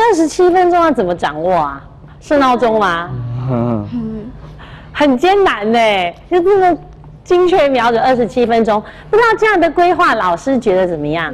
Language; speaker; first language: Chinese; native; Chinese